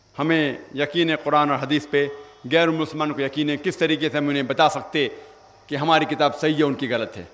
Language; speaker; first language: Urdu; non-native, local second language; Konkani